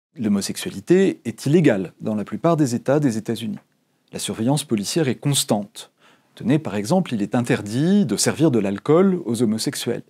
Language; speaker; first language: French; native; French